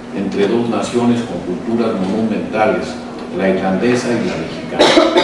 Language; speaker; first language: Spanish; native; Spanish